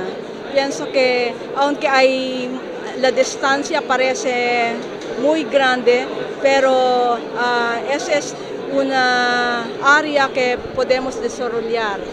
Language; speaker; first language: Spanish; non-native, fluent; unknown